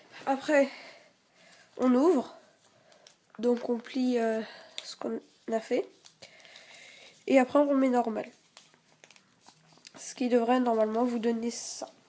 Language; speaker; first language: French; native; French